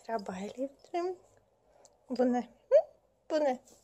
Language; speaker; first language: Turkish; non-native, learner; Russian